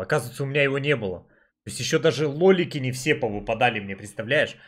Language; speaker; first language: Russian; native; Russian